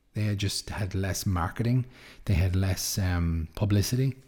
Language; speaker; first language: English; native; English